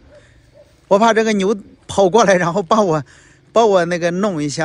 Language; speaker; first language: Chinese; native; Chinese